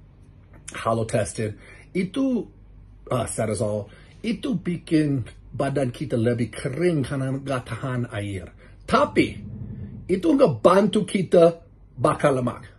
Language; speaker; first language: Indonesian; non-native, learner; English